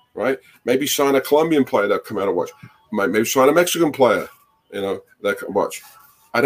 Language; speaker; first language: English; native; English